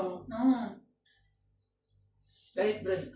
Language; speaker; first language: English; non-native, learner; Filipino